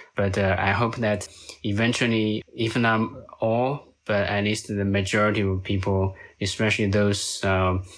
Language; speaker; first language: English; non-native, fluent; Chinese